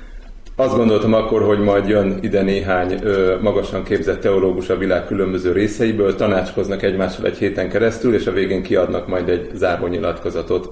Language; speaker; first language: Hungarian; native; Hungarian